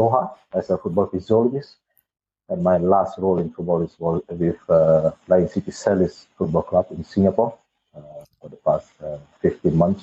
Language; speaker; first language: English; non-native, local second language; Malay